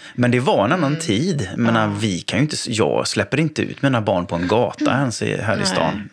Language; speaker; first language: Swedish; native; Swedish